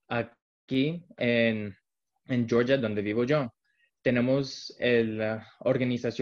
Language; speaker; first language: Spanish; early bilingual, heritage; Spanish